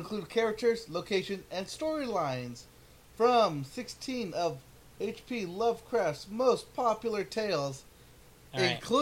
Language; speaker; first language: English; native; English